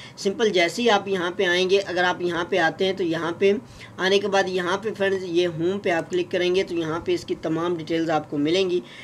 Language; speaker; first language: Urdu; native; Urdu